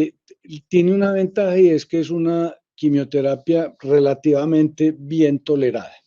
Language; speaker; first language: Spanish; native; Spanish